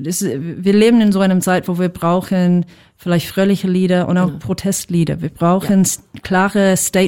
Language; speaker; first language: German; non-native, fluent; English